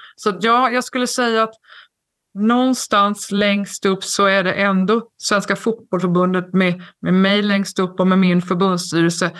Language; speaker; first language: Swedish; native; Swedish